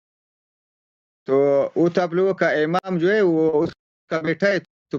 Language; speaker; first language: Urdu; non-native, fluent; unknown